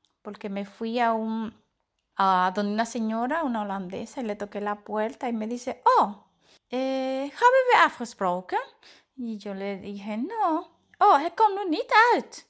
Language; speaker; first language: Spanish; native; Spanish